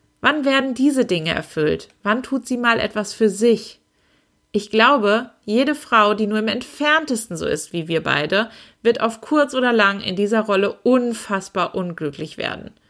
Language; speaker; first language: German; native; German